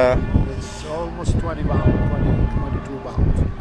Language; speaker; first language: English; non-native, learner; Arabic